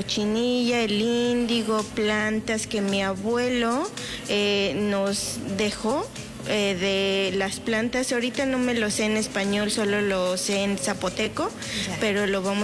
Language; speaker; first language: Spanish; non-native, local second language; Zapotec